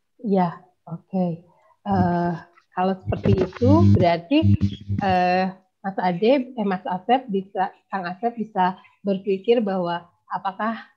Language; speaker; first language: Indonesian; native; Indonesian